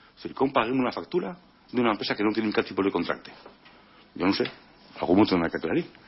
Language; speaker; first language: Catalan; non-native, local second language; Spanish